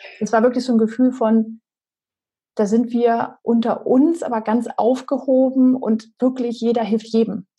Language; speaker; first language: German; native; German